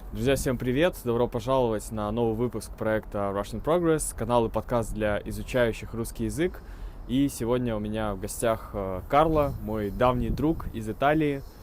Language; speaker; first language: Russian; native; Russian